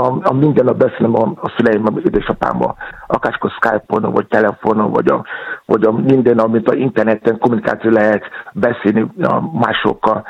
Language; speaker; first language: Hungarian; non-native, learner; Yoruba